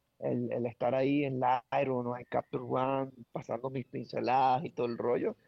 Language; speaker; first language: Spanish; native; Spanish